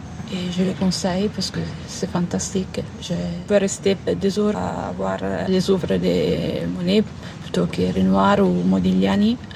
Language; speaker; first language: French; non-native, learner; Italian